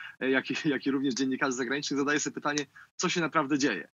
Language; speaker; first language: Polish; native; Polish